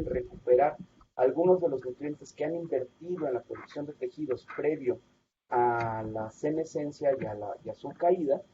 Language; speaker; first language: Spanish; native; Spanish